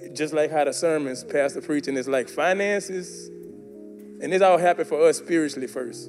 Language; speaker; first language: English; native; English